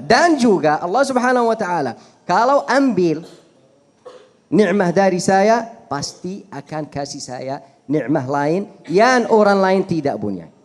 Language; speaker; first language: Indonesian; non-native, fluent; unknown